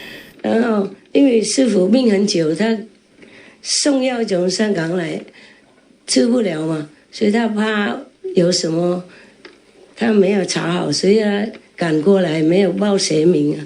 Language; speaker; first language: Chinese; non-native, fluent; Vietnamese